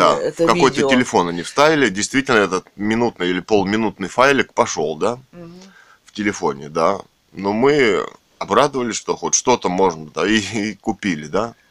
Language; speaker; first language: Russian; native; Russian